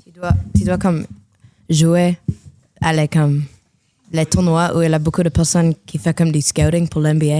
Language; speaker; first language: French; non-native, local second language; English